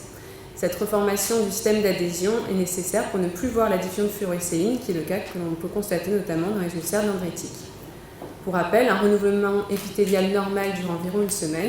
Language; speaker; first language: French; native; French